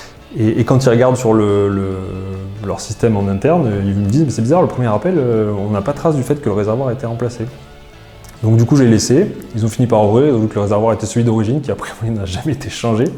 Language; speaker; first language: French; native; French